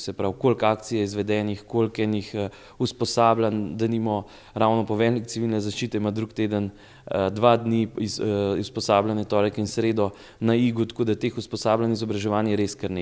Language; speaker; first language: Slovenian; native; Slovenian